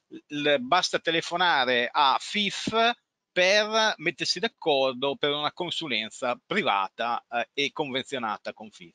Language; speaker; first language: Italian; native; Italian